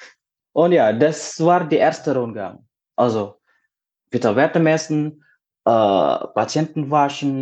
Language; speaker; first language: German; non-native, fluent; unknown